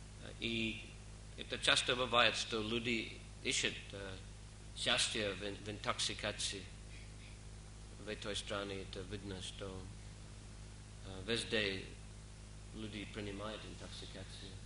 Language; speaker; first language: Russian; non-native, fluent; English